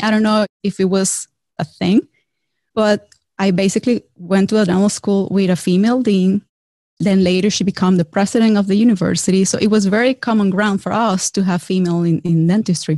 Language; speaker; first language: English; non-native, fluent; Spanish